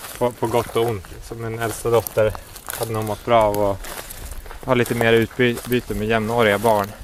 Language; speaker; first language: Swedish; native; Swedish